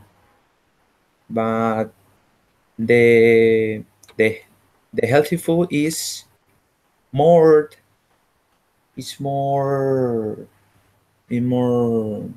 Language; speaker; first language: English; non-native, learner; Spanish